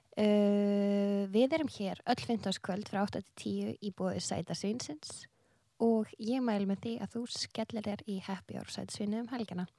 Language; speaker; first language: Icelandic; early bilingual, other home language; Filipino